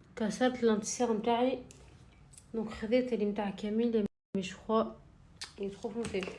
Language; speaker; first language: Arabic; early bilingual, other home language; French